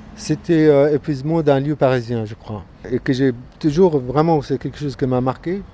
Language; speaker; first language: French; non-native, fluent; Arabic